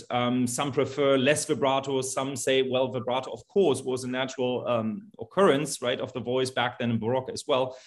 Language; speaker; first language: English; non-native, fluent; German